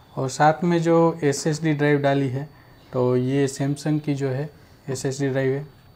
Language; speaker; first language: Hindi; non-native, local second language; Gujarati